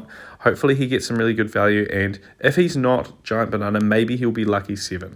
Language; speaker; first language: English; native; English